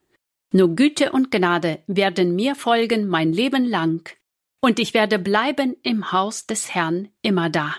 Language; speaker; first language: German; native; German